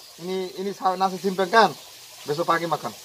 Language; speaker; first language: Indonesian; non-native, learner; Bangla